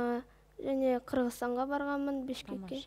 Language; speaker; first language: Kazakh; non-native, local second language; Russian